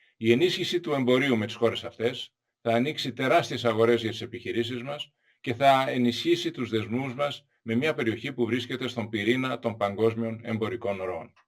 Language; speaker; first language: Greek; native; Greek